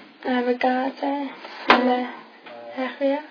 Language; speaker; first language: French; non-native, learner; English